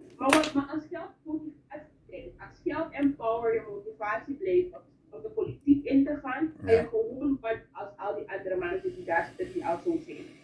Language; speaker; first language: Dutch; native; Dutch